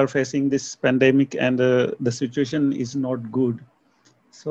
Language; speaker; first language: English; non-native, local second language; Punjabi